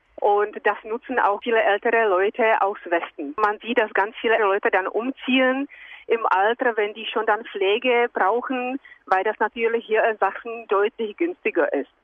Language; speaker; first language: German; non-native, fluent; Czech